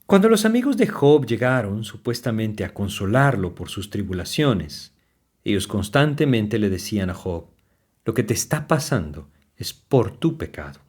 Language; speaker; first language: Spanish; native; Spanish